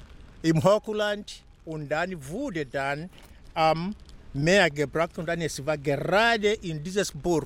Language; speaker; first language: German; non-native, fluent; Swahili